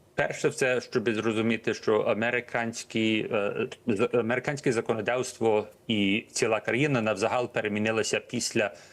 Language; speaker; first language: Ukrainian; early bilingual, heritage; Ukrainian